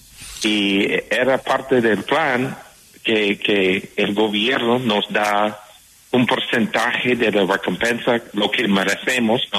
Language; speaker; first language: Spanish; non-native, fluent; English